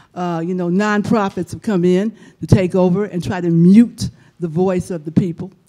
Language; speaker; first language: English; native; English